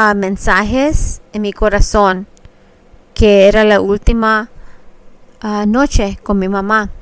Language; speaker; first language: Spanish; early bilingual, other home language; English